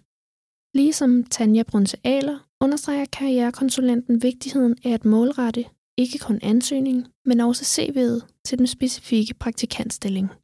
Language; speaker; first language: Danish; native; Danish